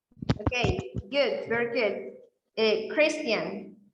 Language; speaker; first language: English; non-native, fluent; Spanish